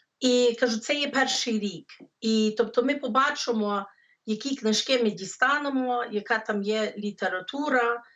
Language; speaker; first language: Ukrainian; early bilingual, heritage; English